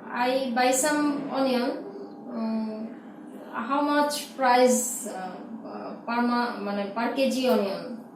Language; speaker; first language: English; non-native, learner; Bangla